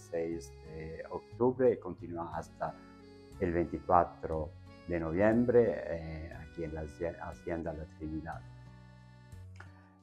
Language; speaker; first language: Spanish; non-native, fluent; Italian